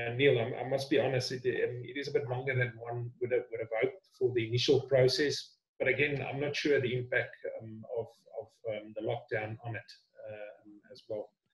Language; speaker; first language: English; non-native, local second language; Afrikaans